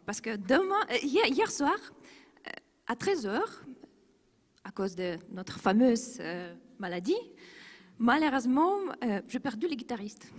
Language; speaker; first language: French; non-native, fluent; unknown